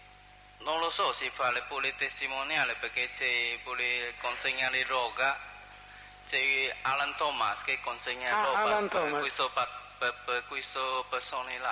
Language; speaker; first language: Italian; non-native, learner; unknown